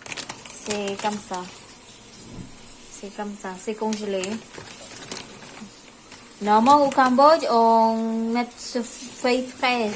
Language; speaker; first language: French; non-native, local second language; Khmer